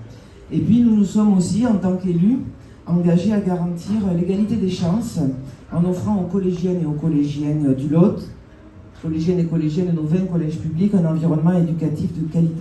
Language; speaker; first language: French; native; French